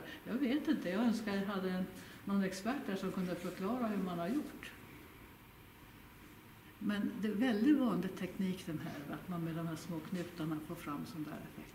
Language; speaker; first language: Swedish; native; Swedish